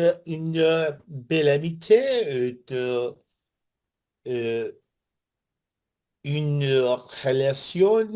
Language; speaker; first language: French; non-native, learner; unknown